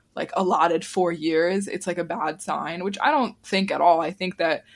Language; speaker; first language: English; early bilingual, other home language; Italian